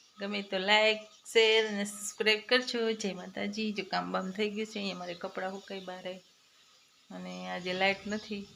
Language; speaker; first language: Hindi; non-native, local second language; Gujarati